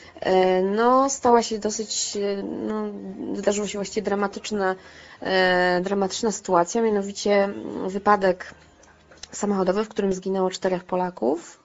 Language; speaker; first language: Polish; native; Polish